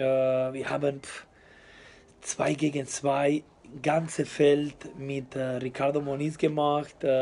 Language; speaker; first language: German; non-native, learner; Spanish